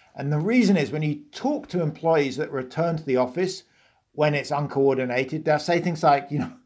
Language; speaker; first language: English; native; English